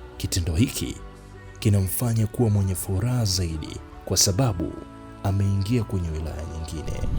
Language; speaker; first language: Swahili; native; Swahili